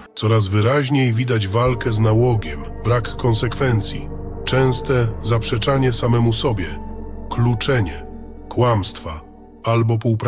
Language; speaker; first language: Polish; native; Polish